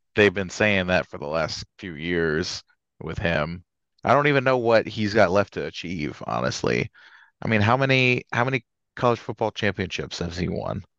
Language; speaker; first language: English; native; English